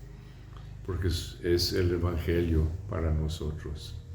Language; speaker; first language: Spanish; non-native, fluent; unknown